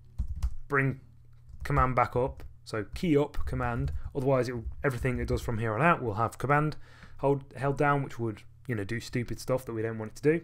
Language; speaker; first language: English; native; English